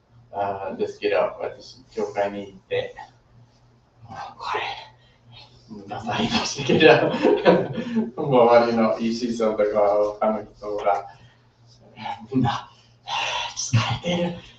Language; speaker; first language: Japanese; non-native, fluent; English